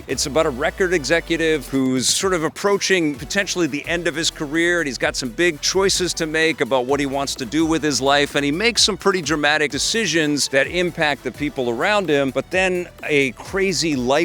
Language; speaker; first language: English; native; English